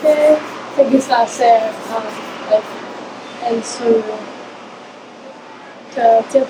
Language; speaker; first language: Spanish; non-native, learner; English